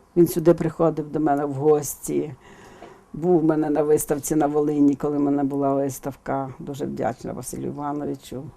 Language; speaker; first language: Ukrainian; native; Ukrainian